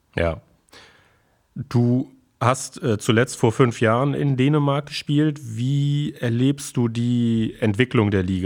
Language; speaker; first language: German; native; German